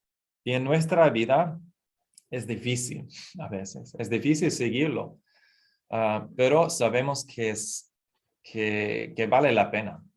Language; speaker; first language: Spanish; non-native, fluent; English